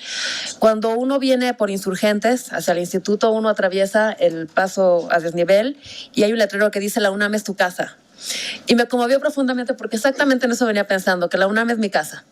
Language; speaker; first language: Spanish; native; Spanish